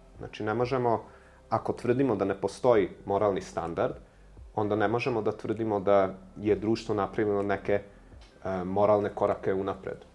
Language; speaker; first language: Serbian; non-native, local second language; Hungarian